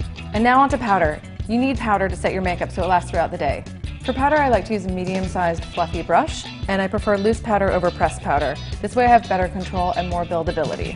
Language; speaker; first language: English; native; English